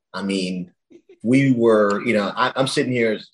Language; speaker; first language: English; early bilingual, other home language; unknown